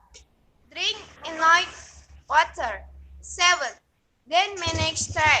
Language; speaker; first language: English; non-native, learner; Indonesian